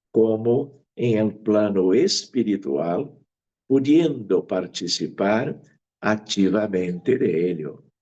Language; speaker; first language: Spanish; non-native, fluent; Portuguese